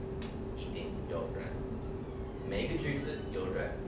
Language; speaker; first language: Chinese; non-native, learner; English